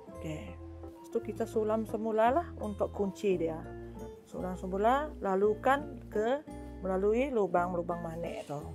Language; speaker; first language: Malay; non-native, local second language; Iban